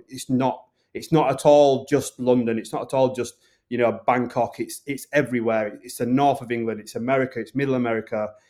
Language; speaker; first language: English; native; English